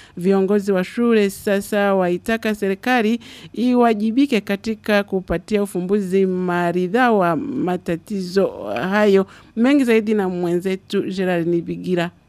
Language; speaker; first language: Swahili; non-native, local second language; Rundi